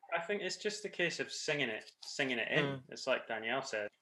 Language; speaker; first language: English; native; English